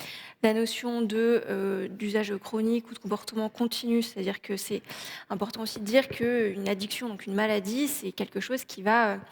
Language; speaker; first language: French; native; French